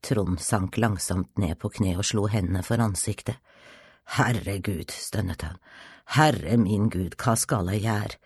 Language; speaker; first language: Norwegian; native; Norwegian